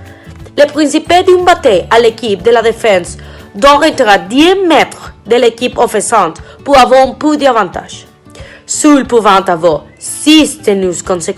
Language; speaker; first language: French; non-native, learner; Spanish